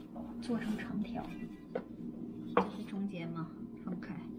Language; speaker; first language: Chinese; native; Chinese